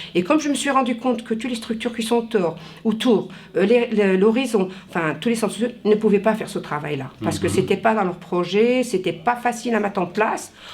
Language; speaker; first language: French; native; French